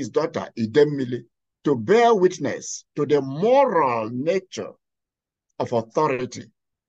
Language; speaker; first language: English; non-native, local second language; Igbo